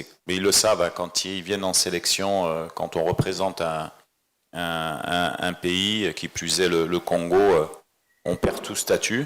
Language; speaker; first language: French; native; French